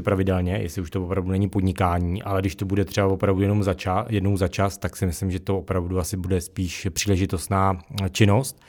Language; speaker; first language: Czech; native; Czech